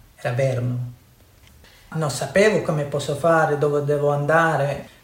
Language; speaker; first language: Italian; non-native, learner; Urdu